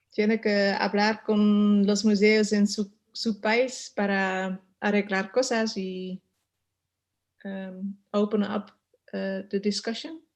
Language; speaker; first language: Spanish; non-native, learner; Dutch